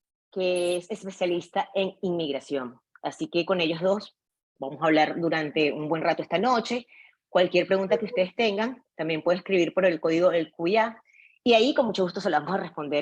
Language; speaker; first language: Spanish; native; Spanish